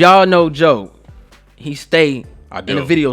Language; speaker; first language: English; native; English